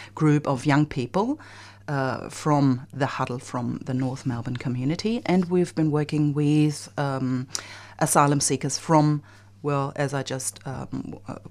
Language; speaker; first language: English; non-native, fluent; German